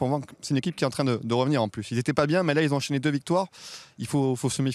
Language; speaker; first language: French; native; French